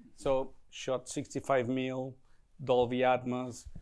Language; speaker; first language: English; non-native, fluent; Spanish